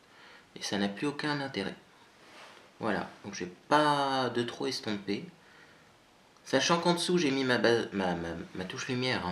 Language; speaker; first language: French; native; French